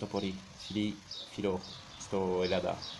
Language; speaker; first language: Greek; non-native, learner; French